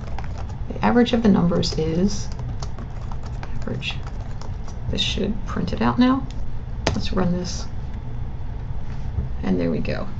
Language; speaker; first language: English; native; English